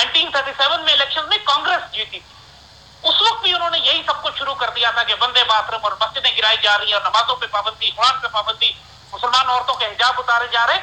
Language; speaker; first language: Urdu; native; Urdu